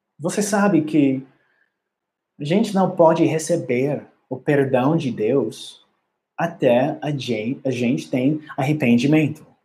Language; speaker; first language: Portuguese; non-native, learner; English